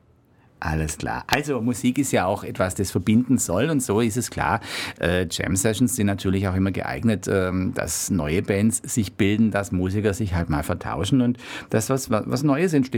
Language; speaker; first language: German; native; German